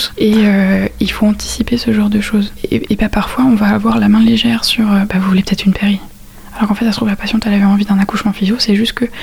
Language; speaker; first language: French; native; French